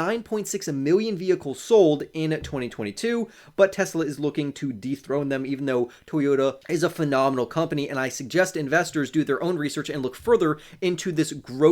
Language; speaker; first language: English; native; English